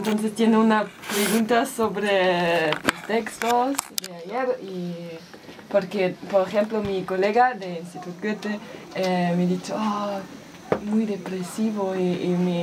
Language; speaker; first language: Spanish; non-native, learner; German